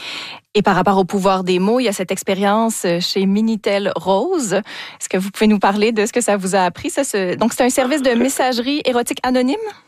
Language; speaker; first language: French; native; French